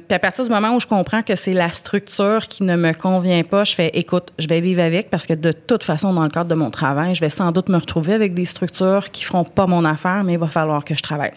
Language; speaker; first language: French; native; French